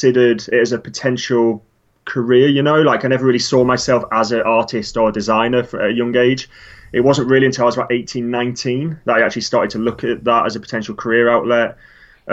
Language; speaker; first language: English; native; English